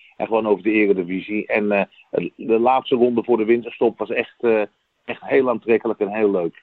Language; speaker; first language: Dutch; native; Dutch